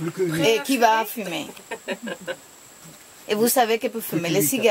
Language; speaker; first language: French; non-native, fluent; Spanish